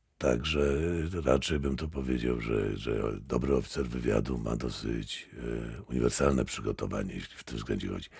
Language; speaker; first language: Polish; native; Polish